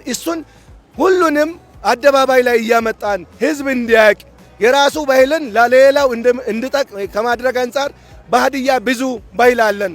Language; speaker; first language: Amharic; non-native, local second language; Hadiyya